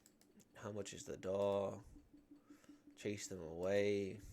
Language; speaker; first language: English; native; English